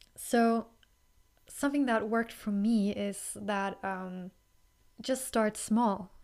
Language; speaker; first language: English; non-native, fluent; German